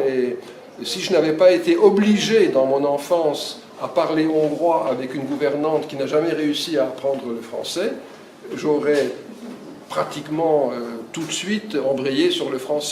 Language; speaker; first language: French; early bilingual, other home language; Hungarian